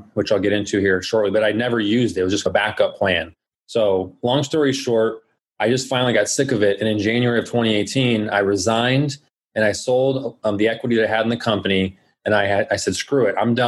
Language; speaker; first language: English; native; English